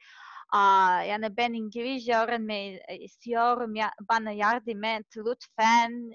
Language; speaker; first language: Turkish; non-native, learner; Serbian